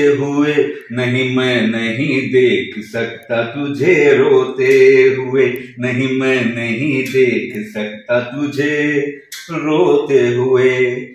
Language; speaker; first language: Hindi; non-native, local second language; Bangla